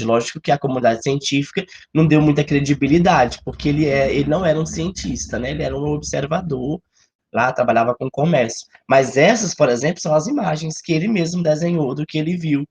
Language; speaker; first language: Portuguese; native; Portuguese